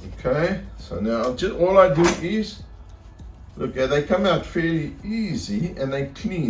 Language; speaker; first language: English; native; English